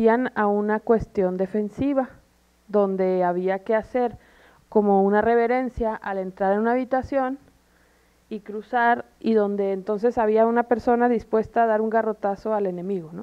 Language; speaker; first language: Spanish; native; Spanish